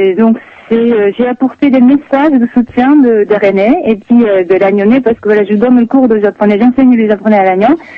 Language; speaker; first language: French; non-native, fluent; Japanese